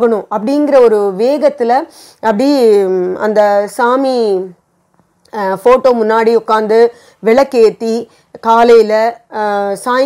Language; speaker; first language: Tamil; native; Tamil